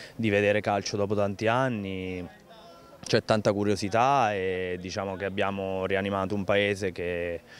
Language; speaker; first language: Italian; native; Italian